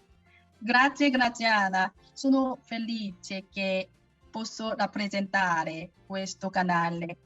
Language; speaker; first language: Italian; non-native, learner; Korean